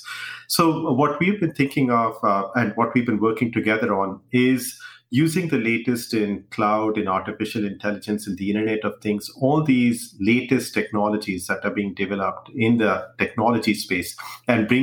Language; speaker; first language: English; non-native, local second language; Hindi